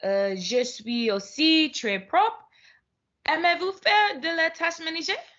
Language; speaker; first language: French; non-native, learner; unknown